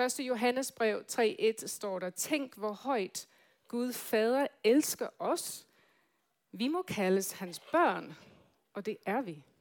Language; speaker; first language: Danish; native; Danish